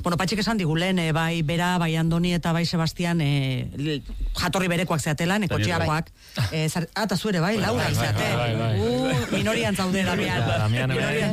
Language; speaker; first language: Basque; native; Basque